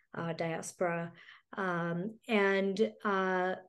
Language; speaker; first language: English; early bilingual, other home language; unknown